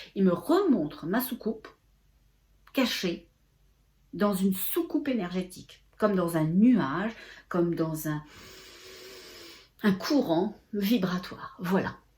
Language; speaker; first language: French; native; French